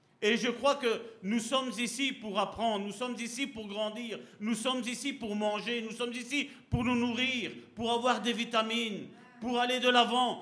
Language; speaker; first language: French; native; French